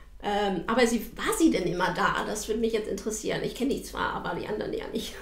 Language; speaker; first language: German; native; German